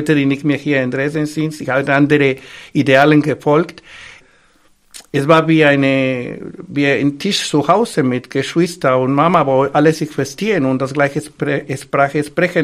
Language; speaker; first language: German; non-native, fluent; Spanish